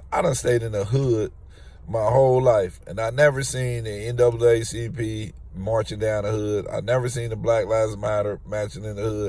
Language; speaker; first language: English; native; English